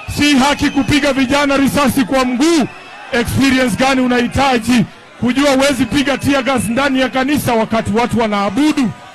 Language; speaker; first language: Swahili; non-native, local second language; Luyia